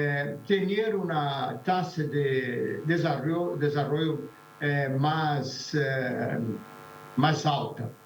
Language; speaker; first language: Spanish; non-native, fluent; Portuguese